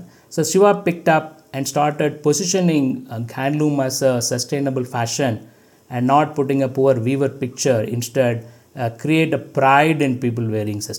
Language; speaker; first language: English; non-native, local second language; Tamil